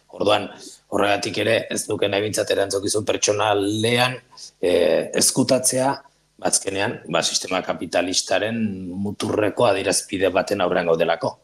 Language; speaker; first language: Basque; native; Basque